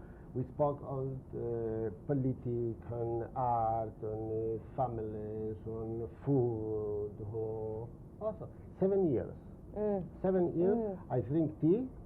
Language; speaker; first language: English; non-native, learner; Spanish